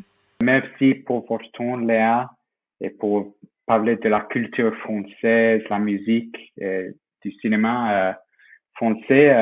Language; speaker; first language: French; non-native, fluent; English